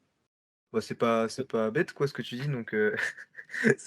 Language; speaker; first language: French; native; French